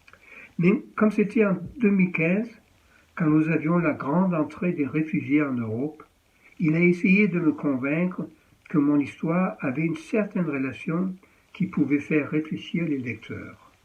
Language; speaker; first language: French; early bilingual, heritage; French